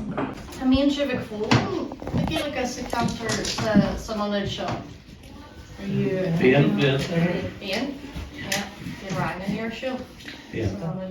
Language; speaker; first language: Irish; non-native, local second language; English